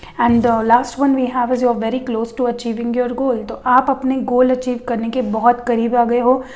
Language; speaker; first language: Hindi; non-native, local second language; Marathi